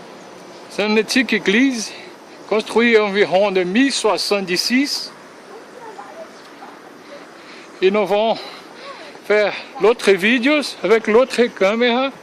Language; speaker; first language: French; non-native, learner; Portuguese